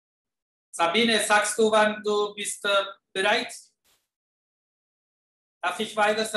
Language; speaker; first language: German; non-native, fluent; Italian